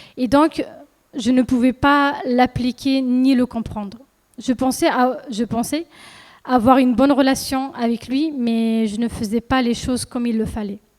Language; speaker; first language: French; early bilingual, other home language; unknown